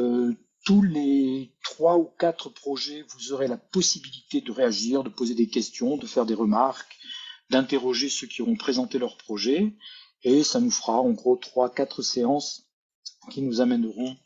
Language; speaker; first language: French; native; French